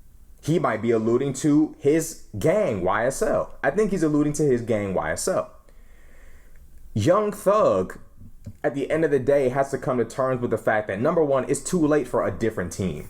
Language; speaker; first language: English; native; English